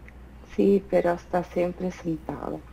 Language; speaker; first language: Spanish; non-native, fluent; Italian